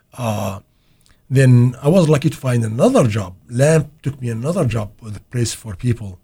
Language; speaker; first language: English; non-native, fluent; Arabic